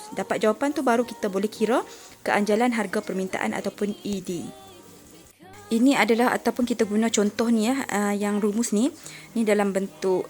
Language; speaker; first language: Malay; native; Malay